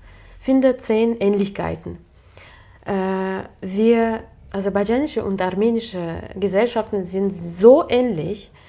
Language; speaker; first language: German; non-native, fluent; Russian